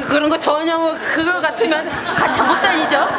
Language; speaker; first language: Korean; native; Korean